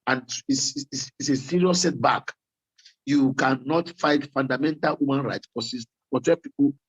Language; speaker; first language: English; non-native, local second language; Yoruba